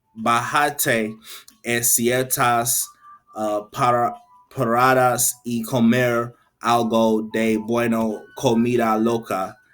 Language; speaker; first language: Spanish; non-native, learner; English